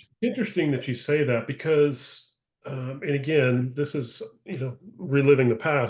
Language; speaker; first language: English; native; English